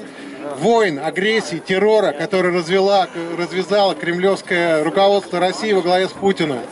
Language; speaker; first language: Russian; native; Russian